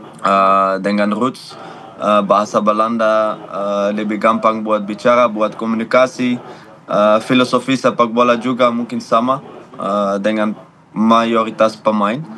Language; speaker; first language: Indonesian; non-native, learner; Dutch